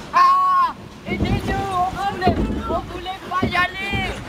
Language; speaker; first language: French; native; French